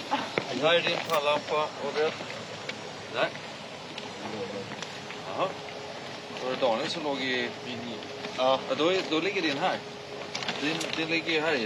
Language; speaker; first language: Swedish; native; Swedish